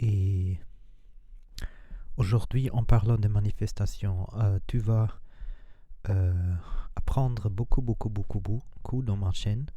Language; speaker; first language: French; non-native, learner; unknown